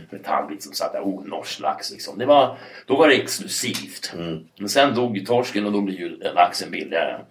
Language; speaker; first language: Swedish; early bilingual, other home language; English